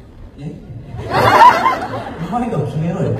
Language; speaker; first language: Japanese; non-native, fluent; Korean